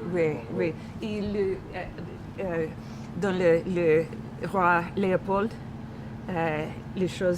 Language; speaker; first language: French; non-native, learner; English